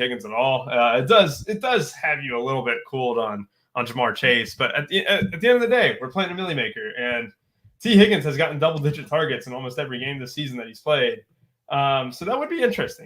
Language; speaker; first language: English; native; English